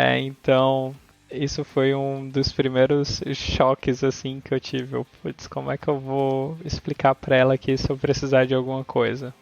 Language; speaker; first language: Portuguese; native; Portuguese